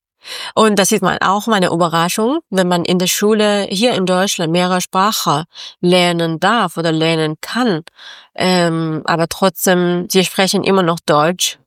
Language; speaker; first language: German; non-native, learner; Persian